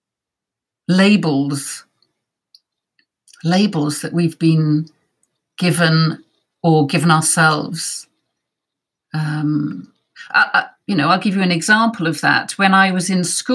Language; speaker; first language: English; native; English